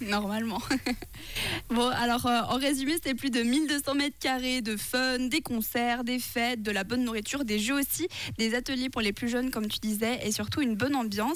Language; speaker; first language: French; native; French